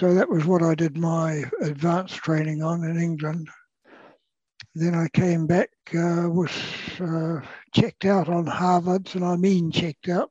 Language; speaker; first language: English; native; English